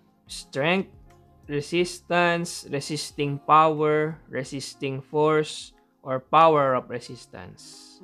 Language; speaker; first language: English; non-native, local second language; Filipino